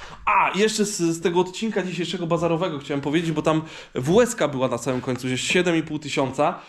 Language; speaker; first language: Polish; native; Polish